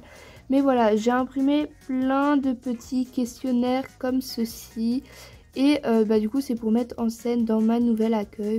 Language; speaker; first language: French; native; French